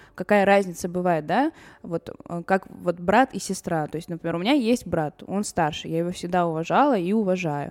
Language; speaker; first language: Russian; early bilingual, other home language; Armenian